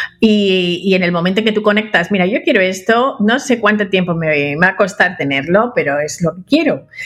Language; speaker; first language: Spanish; early bilingual, other home language; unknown